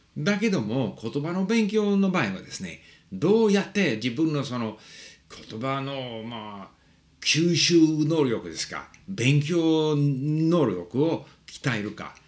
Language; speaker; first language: Japanese; non-native, fluent; English